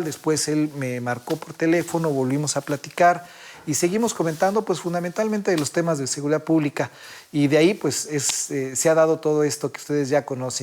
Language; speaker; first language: Spanish; native; Spanish